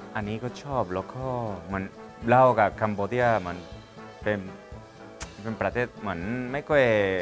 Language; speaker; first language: Thai; non-native, learner; Spanish